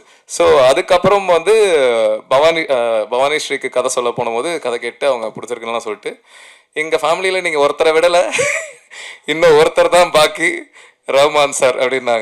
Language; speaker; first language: Tamil; native; Tamil